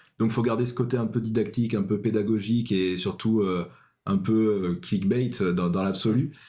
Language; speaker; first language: French; native; French